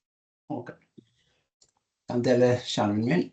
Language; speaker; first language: Norwegian; non-native, learner; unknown